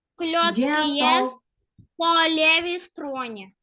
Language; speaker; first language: Polish; non-native, learner; Ukrainian